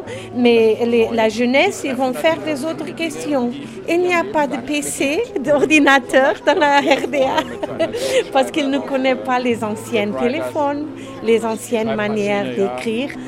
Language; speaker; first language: French; non-native, learner; German